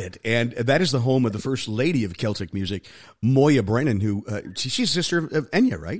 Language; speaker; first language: English; native; English